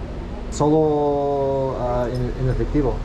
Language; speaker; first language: Spanish; non-native, learner; English